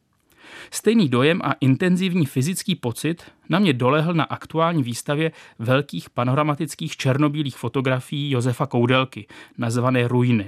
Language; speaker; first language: Czech; native; Czech